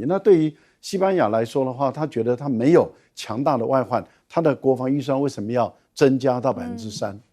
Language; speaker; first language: Chinese; native; Chinese